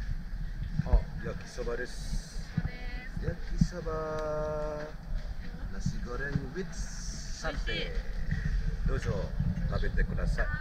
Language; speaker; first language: Japanese; non-native, fluent; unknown